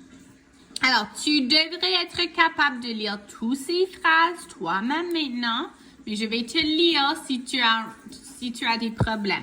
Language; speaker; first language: French; non-native, local second language; English